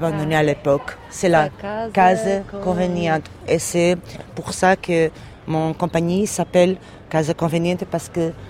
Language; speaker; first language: French; non-native, learner; Portuguese